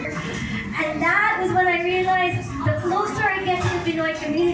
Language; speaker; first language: English; native; English